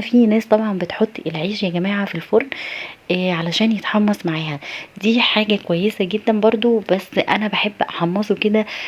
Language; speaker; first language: Arabic; native; Arabic